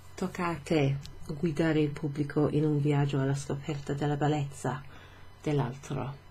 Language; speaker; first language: Italian; non-native, fluent; English